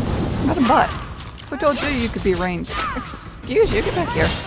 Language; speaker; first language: English; native; English